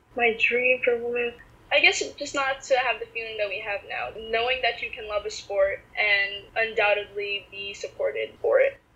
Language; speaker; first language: English; native; English